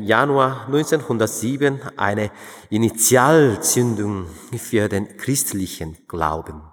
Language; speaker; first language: German; non-native, fluent; Korean